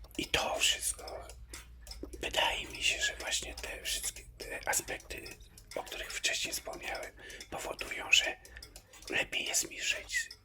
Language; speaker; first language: Polish; native; Polish